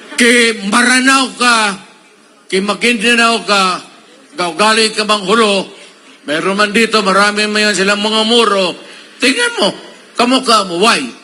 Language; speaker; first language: Filipino; non-native, local second language; Cebuano